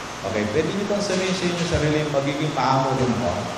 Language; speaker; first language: Filipino; native; Filipino